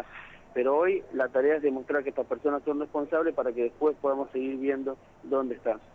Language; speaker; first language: Spanish; native; Spanish